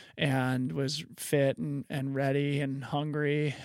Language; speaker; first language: English; native; English